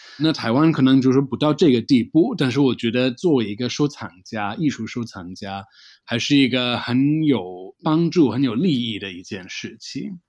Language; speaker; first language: Chinese; non-native, fluent; English